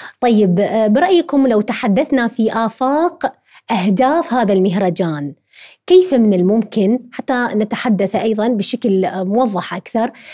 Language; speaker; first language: Arabic; native; Arabic